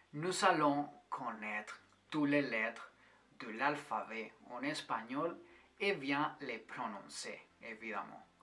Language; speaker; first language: French; non-native, fluent; Spanish